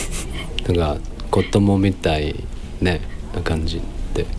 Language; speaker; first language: Japanese; non-native, learner; Chinese